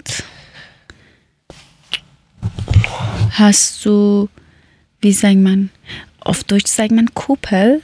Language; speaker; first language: German; non-native, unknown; Persian